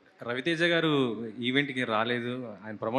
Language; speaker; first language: Telugu; native; Telugu